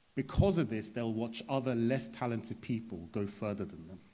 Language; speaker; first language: English; native; English